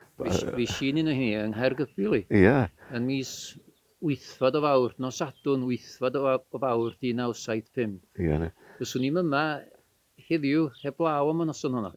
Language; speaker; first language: Welsh; native; Welsh